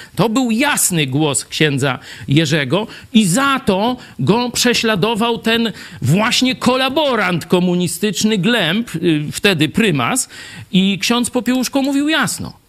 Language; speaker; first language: Polish; native; Polish